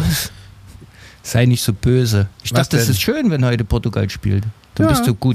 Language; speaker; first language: German; native; German